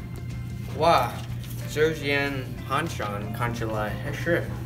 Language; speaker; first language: Chinese; non-native, learner; English